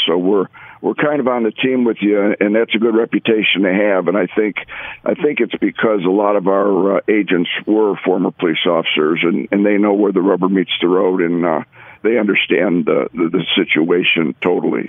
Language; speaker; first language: English; native; English